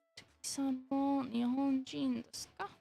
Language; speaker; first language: Japanese; non-native, learner; English